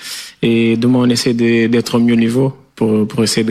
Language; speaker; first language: French; non-native, fluent; Portuguese